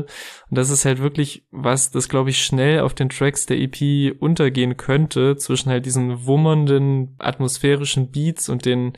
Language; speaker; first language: German; native; German